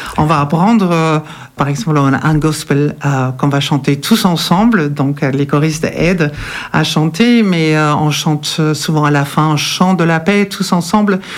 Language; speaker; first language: French; non-native, fluent; German